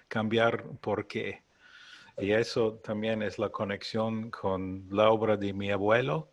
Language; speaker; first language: Spanish; non-native, learner; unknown